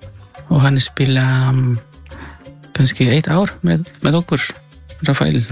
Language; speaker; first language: Icelandic; non-native, learner; Spanish